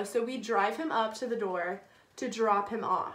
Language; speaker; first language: English; native; English